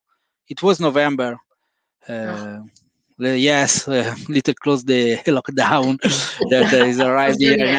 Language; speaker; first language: English; non-native, fluent; Italian